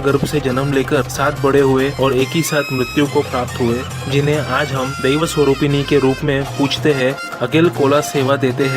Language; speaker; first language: Hindi; non-native, local second language; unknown